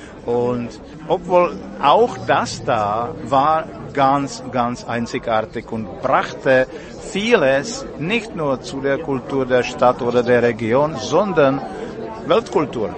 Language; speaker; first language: German; non-native, fluent; Czech